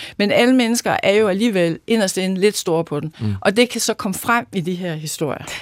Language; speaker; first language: Danish; native; Danish